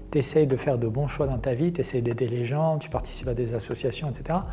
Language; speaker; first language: French; non-native, local second language; Arabic